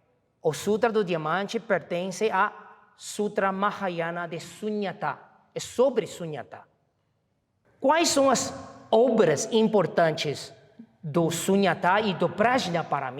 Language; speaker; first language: Portuguese; non-native, fluent; Chinese